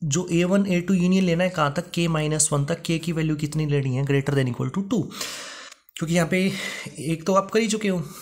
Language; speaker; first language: Hindi; native; Hindi